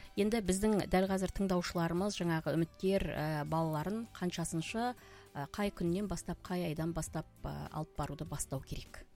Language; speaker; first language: Kazakh; native; Kazakh